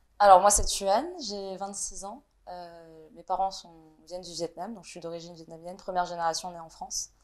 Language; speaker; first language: French; early bilingual, other home language; Vietnamese